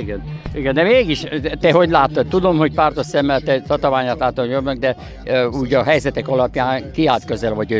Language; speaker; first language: Hungarian; native; Hungarian